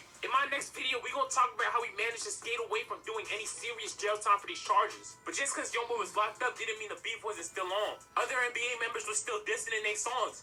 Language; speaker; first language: English; native; English